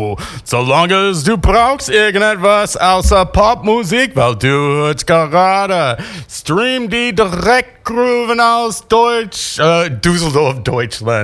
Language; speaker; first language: German; non-native, fluent; English